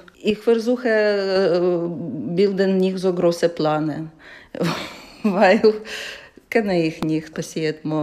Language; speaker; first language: German; non-native, learner; Ukrainian